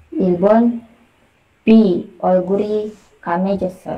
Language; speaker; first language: Korean; non-native, learner; Indonesian